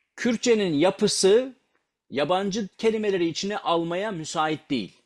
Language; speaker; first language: Turkish; non-native, local second language; Kurdish